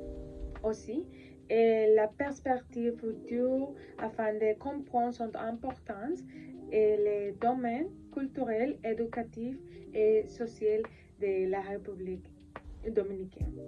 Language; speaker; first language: French; non-native, learner; Spanish